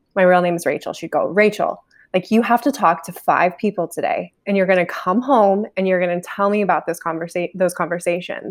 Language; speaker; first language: English; native; English